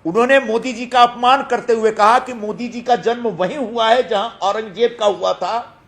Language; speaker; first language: Hindi; non-native, local second language; Marathi